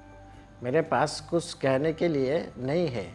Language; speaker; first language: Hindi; non-native, local second language; Bangla